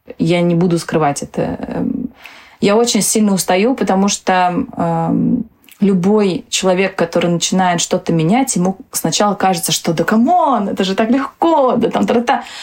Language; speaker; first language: Russian; early bilingual, other home language; Tajik